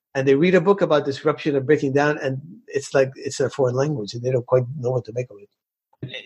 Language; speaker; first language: English; early bilingual, other home language; Spanish